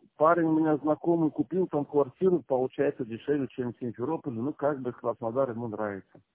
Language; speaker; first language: Russian; native; Russian